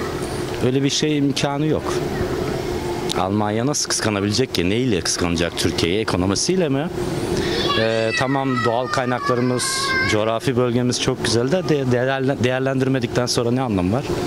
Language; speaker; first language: Turkish; native; Turkish